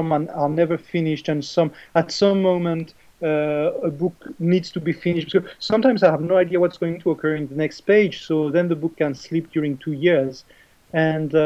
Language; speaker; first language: English; non-native, fluent; French